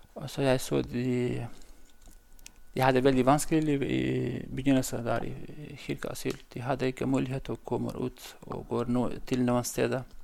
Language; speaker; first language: Norwegian; non-native, learner; Central Kurdish